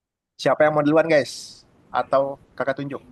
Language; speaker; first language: Indonesian; native; Indonesian